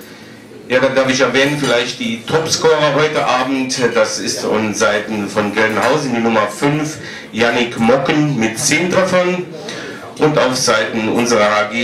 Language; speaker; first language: German; native; German